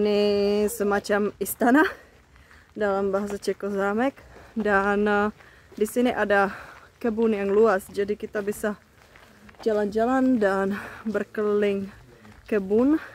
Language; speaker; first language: Indonesian; non-native, fluent; Czech